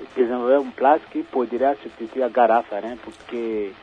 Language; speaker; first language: Portuguese; non-native, fluent; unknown